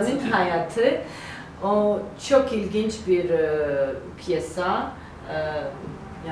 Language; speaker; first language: Turkish; non-native, learner; Georgian